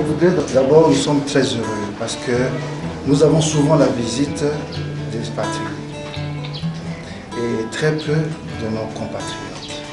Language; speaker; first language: French; non-native, local second language; Swahili